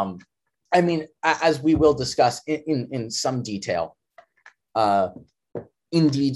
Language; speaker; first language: English; native; English